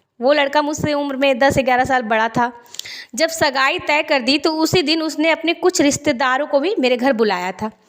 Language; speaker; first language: Hindi; native; Hindi